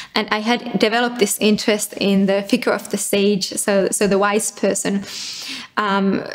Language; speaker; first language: English; non-native, fluent; Finnish